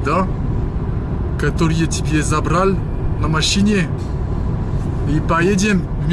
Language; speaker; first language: Russian; non-native, learner; French